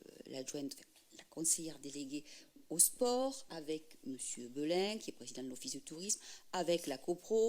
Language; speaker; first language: French; native; French